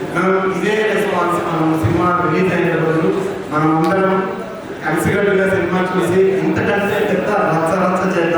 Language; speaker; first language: Telugu; native; Telugu